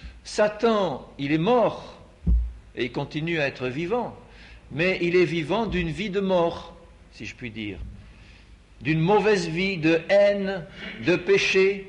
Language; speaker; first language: French; native; French